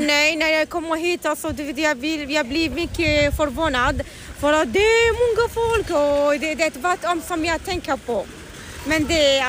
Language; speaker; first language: Swedish; non-native, learner; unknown